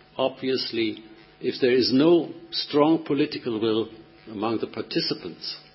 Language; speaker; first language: English; non-native, fluent; Japanese